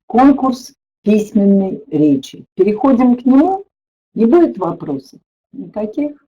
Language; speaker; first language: Russian; native; Russian